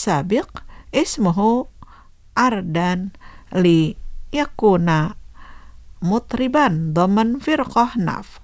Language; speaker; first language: Arabic; non-native, fluent; Indonesian